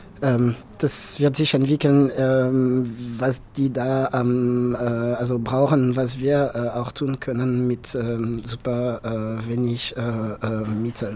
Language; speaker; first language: German; non-native, fluent; French